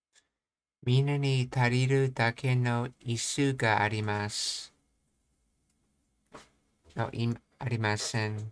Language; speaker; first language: Japanese; non-native, learner; English